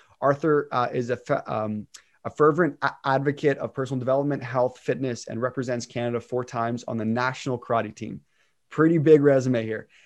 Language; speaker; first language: English; native; English